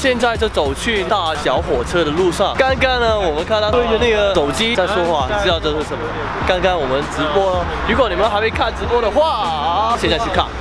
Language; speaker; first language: Chinese; non-native, local second language; Cantonese